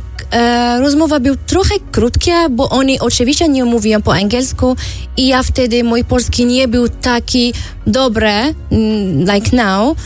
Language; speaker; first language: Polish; non-native, learner; Arabic